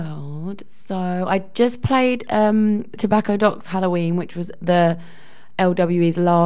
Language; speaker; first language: English; native; English